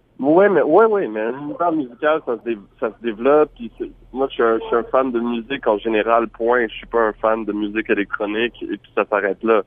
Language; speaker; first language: French; native; French